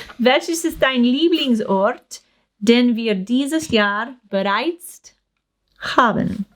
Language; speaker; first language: German; non-native, learner; English